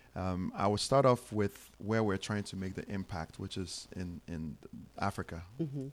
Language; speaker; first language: English; non-native, local second language; Akan